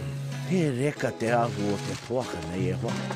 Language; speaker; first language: Māori; non-native, local second language; English